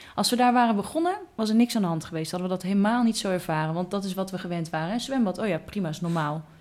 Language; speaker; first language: Dutch; native; Dutch